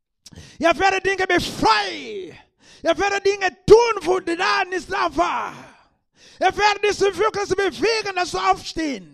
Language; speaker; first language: German; non-native, learner; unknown